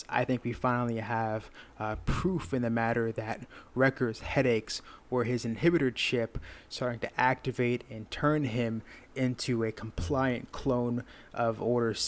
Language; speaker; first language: English; native; English